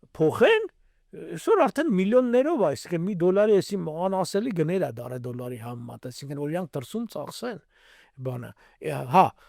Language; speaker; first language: Armenian; native; Armenian